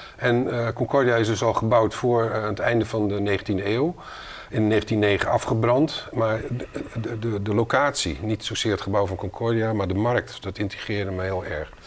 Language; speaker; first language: Dutch; native; Dutch